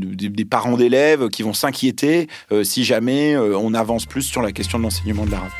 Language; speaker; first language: French; early bilingual, other home language; Arabic